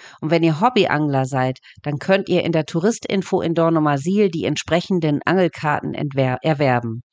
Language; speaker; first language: German; native; German